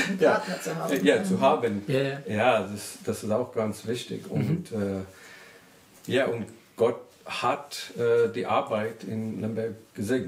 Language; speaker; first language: German; non-native, learner; English